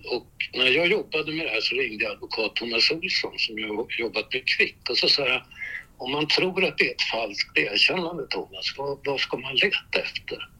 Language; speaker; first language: Swedish; native; Swedish